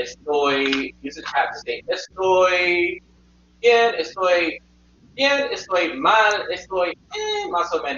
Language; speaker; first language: Spanish; non-native, fluent; English